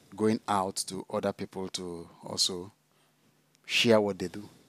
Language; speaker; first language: English; non-native, local second language; Igbo